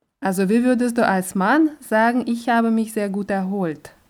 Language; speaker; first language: German; non-native, fluent; Russian